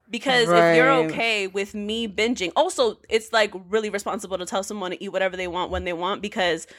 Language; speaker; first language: English; native; English